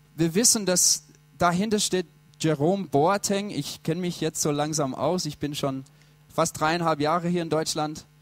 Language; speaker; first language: German; non-native, fluent; English